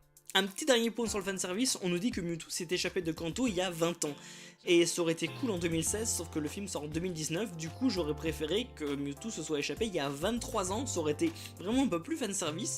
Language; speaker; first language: French; native; French